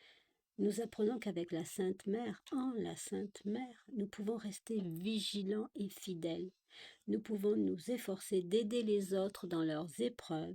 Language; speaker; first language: French; native; French